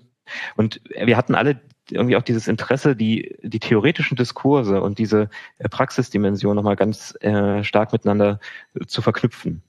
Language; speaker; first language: German; native; German